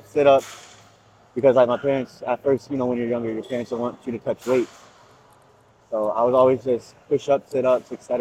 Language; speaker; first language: English; native; English